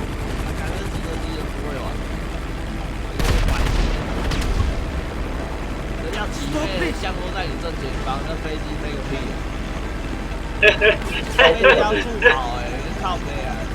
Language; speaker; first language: Chinese; native; Chinese